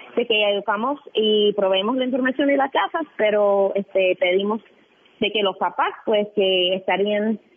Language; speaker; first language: Spanish; non-native, fluent; English